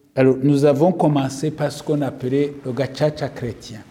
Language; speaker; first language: French; non-native, local second language; Kinyarwanda